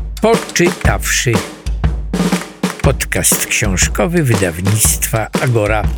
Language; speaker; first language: Polish; early bilingual, heritage; Polish